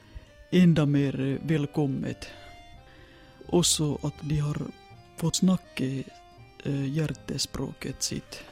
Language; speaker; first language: Norwegian; non-native, fluent; Finnish